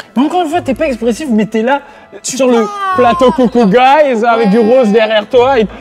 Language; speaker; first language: French; native; French